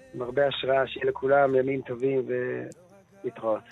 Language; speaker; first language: Hebrew; early bilingual, other home language; Dutch